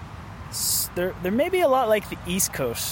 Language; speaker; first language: English; native; English